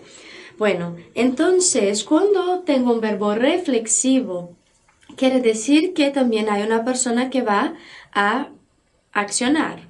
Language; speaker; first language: Spanish; non-native, fluent; Portuguese